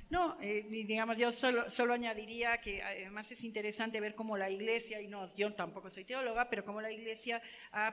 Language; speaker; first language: Spanish; native; Spanish